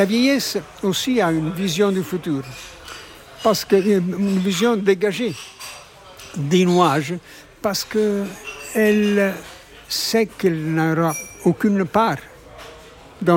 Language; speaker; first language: French; non-native, fluent; Italian